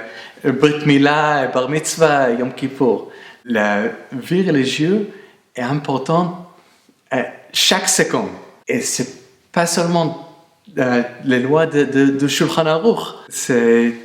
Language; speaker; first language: French; non-native, fluent; English